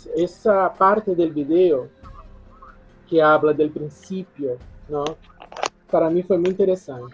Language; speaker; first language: Spanish; non-native, fluent; Portuguese